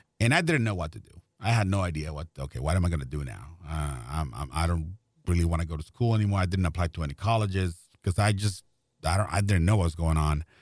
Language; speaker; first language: English; non-native, fluent; Spanish